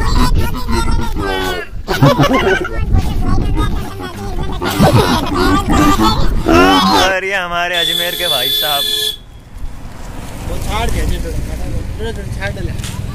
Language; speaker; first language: Hindi; native; Hindi